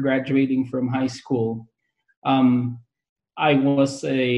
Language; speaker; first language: English; non-native, local second language; Pangasinan